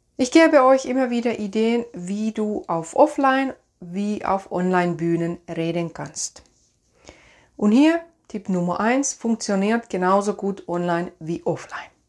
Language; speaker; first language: German; non-native, fluent; Finnish